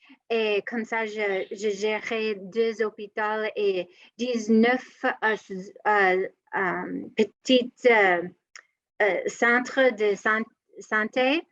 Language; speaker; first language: French; non-native, learner; English